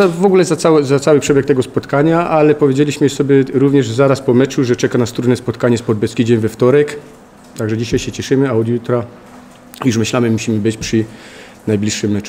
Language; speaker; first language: Polish; native; Polish